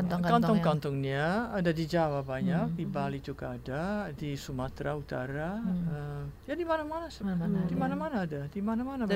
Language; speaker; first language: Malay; non-native, fluent; Dutch